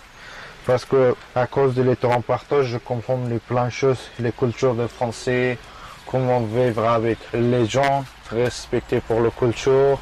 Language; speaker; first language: French; non-native, learner; Persian